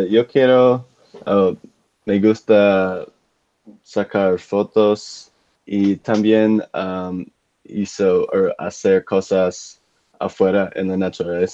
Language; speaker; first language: Spanish; non-native, learner; English